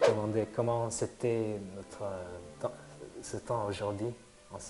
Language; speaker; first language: French; non-native, fluent; Korean